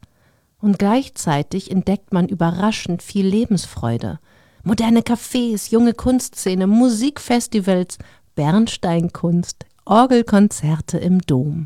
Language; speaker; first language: German; native; German